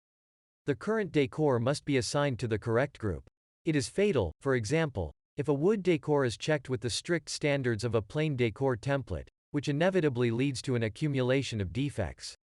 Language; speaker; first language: English; non-native, fluent; German